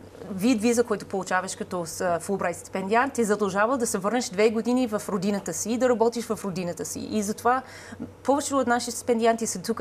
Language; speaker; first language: Bulgarian; non-native, fluent; English